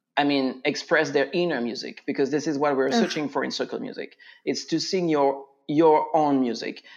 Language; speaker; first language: English; non-native, fluent; French